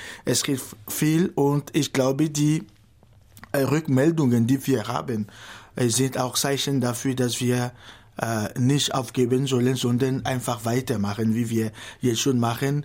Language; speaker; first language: German; non-native, fluent; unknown